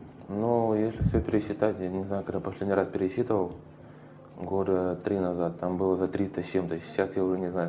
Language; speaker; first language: Russian; native; Russian